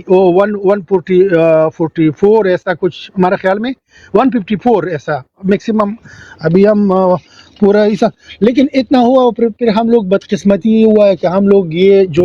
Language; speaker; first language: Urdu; non-native, local second language; Pashto